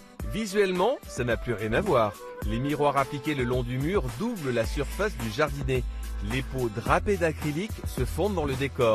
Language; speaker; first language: French; native; French